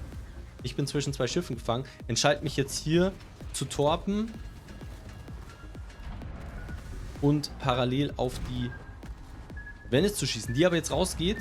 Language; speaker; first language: German; native; German